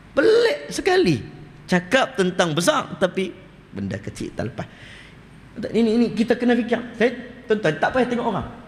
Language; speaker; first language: Malay; native; Malay